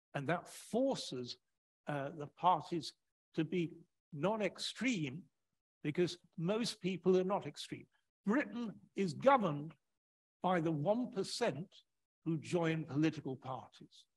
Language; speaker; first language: English; native; English